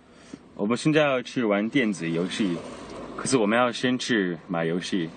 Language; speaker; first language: Chinese; non-native, learner; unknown